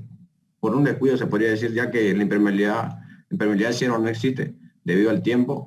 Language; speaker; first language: Spanish; native; Spanish